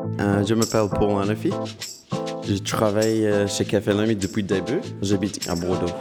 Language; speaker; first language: French; non-native, fluent; English